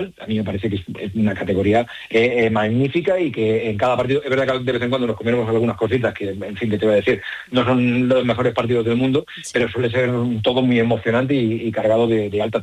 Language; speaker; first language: Spanish; native; Spanish